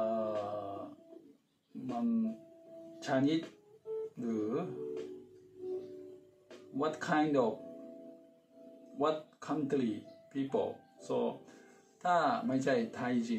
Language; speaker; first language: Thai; non-native, fluent; Japanese